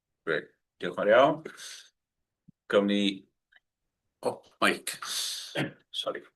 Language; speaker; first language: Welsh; non-native, learner; English